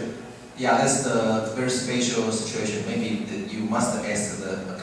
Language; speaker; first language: English; non-native, fluent; Chinese